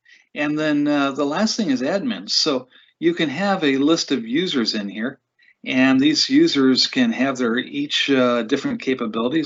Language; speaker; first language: English; native; English